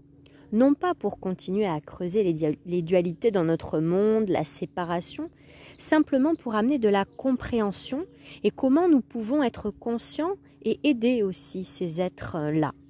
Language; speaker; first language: French; native; French